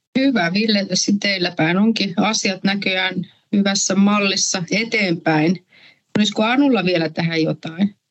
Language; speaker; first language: Finnish; native; Finnish